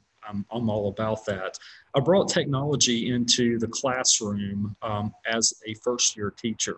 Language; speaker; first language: English; native; English